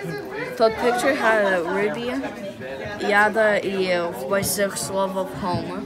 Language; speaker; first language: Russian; early bilingual, heritage; Russian